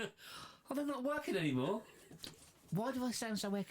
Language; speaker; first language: English; native; English